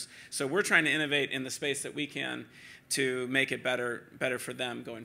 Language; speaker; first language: English; native; English